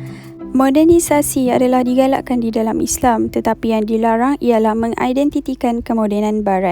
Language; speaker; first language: Malay; native; Malay